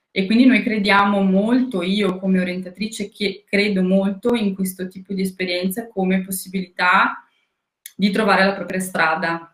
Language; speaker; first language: Italian; non-native, fluent; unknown